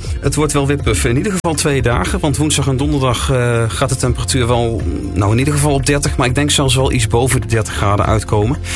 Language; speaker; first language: Dutch; native; Dutch